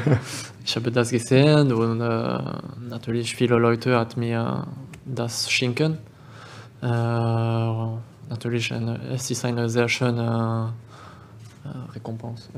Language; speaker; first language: German; non-native, learner; French